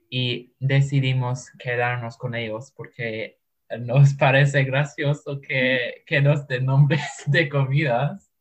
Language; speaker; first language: Spanish; non-native, learner; English